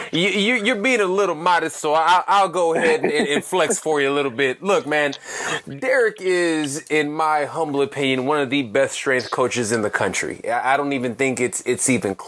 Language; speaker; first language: English; early bilingual, other home language; Spanish